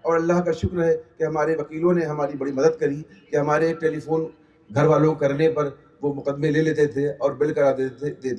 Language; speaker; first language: Hindi; native; Hindi